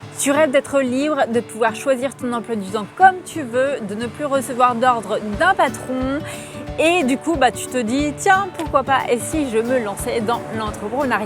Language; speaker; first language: French; native; French